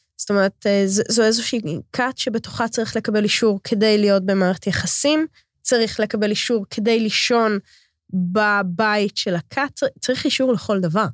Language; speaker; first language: Hebrew; native; Hebrew